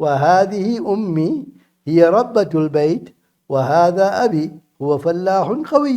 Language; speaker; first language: Arabic; non-native, fluent; English